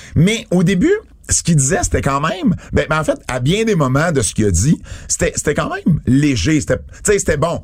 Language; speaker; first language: French; native; French